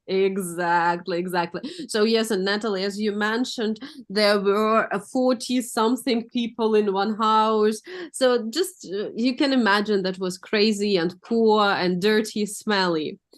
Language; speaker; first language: English; non-native, fluent; Russian